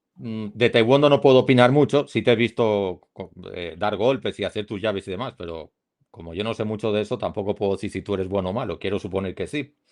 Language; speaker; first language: Spanish; native; Spanish